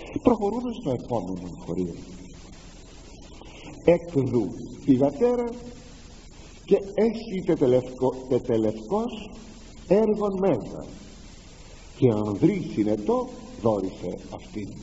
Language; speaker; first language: Greek; native; Greek